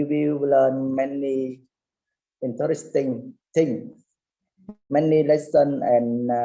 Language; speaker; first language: English; non-native, learner; Khmer